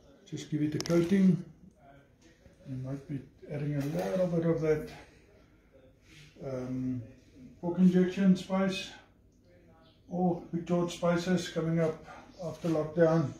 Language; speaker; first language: English; non-native, local second language; Afrikaans